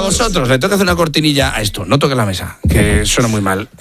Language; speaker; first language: Spanish; native; Spanish